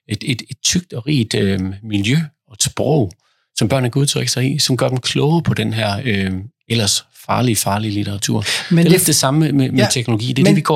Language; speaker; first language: Danish; native; Danish